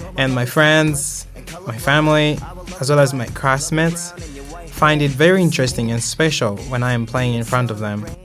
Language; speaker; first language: English; non-native, local second language; Nyanja